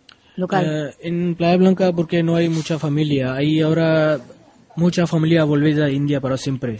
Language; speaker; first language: Spanish; non-native, learner; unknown